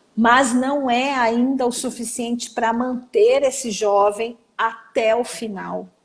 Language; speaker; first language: Portuguese; native; Portuguese